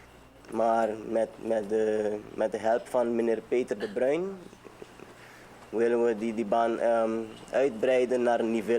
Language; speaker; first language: Dutch; non-native, local second language; Papiamento